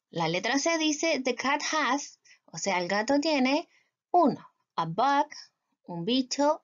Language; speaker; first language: Spanish; native; Spanish